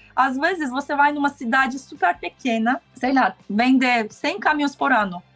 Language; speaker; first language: Portuguese; non-native, fluent; Turkish